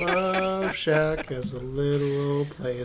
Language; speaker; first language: English; native; English